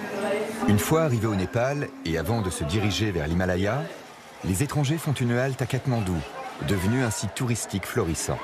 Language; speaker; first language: French; native; French